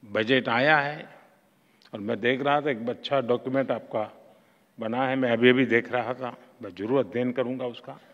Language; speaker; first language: Hindi; non-native, local second language; Gujarati